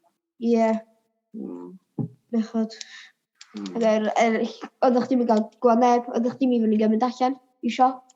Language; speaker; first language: Welsh; native; Welsh